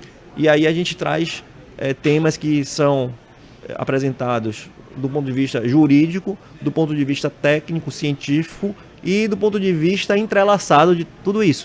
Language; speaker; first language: Portuguese; native; Portuguese